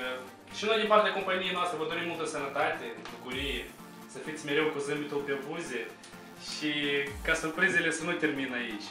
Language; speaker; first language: Romanian; native; Romanian